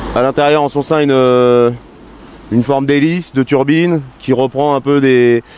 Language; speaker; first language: French; native; French